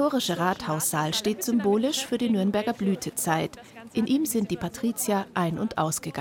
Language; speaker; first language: German; native; German